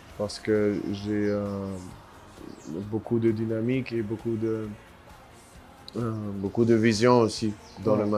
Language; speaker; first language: French; non-native, fluent; German